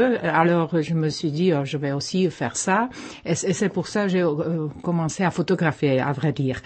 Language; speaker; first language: French; non-native, fluent; Czech